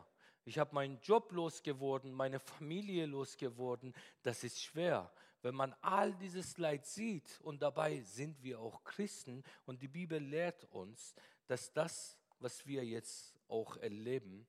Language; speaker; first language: German; non-native, fluent; Persian